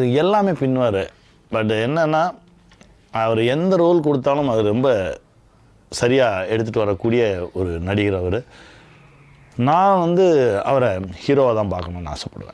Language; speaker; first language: Tamil; native; Tamil